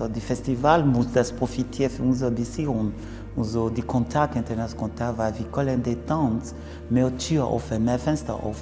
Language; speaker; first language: German; non-native, learner; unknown